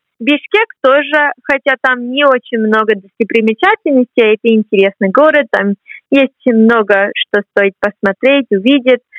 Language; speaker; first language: Russian; non-native, fluent; English